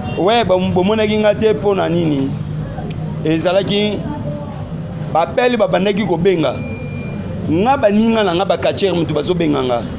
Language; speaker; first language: Lingala; native; Lingala